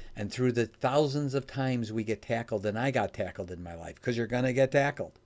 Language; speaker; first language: English; native; English